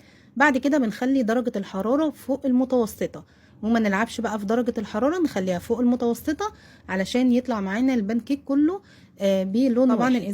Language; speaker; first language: Arabic; native; Arabic